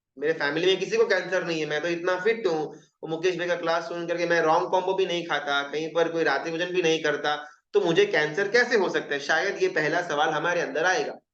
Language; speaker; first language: Hindi; non-native, local second language; Gujarati